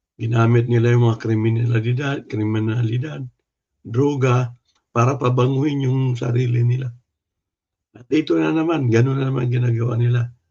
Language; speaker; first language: Filipino; non-native, local second language; Cebuano